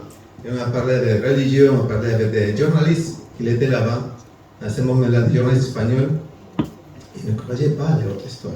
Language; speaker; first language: French; non-native, learner; Spanish